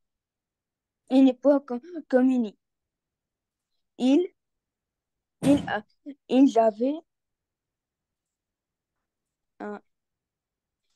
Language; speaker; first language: French; non-native, learner; Arabic